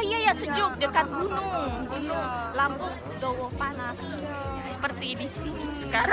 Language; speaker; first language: Indonesian; native; Indonesian